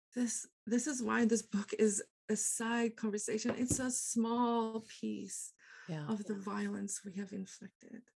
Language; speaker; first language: English; non-native, local second language; Afrikaans